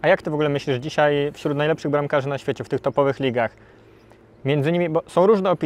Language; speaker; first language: Polish; native; Polish